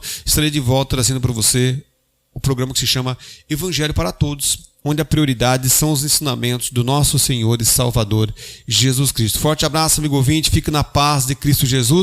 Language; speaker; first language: Portuguese; native; Portuguese